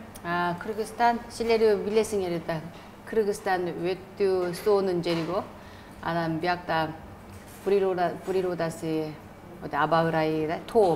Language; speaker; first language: Kyrgyz; non-native, learner; Korean